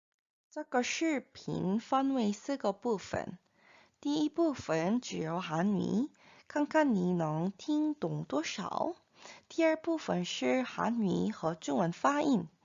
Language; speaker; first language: Chinese; non-native, fluent; Korean